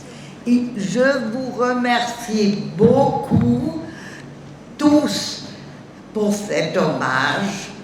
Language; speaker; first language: French; non-native, learner; German